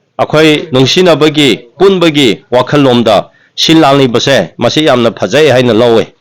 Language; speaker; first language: Manipuri; non-native, local second language; Tangkhul Naga (India)